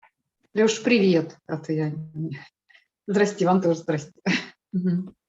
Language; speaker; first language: Russian; native; Russian